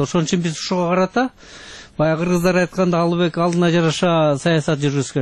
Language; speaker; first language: Kyrgyz; native; Kyrgyz